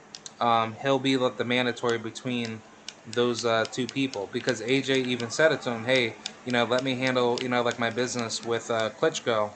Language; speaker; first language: English; native; English